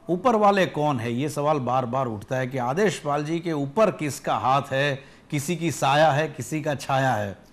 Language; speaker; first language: Hindi; non-native, local second language; Gujarati